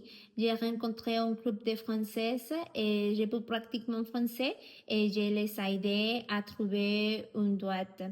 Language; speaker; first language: French; non-native, learner; Spanish